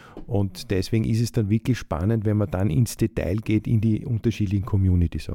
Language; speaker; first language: German; native; German